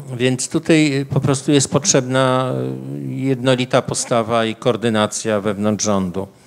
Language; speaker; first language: Polish; native; Polish